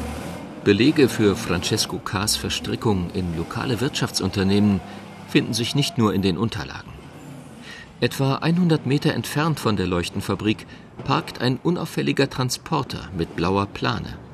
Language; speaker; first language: German; native; German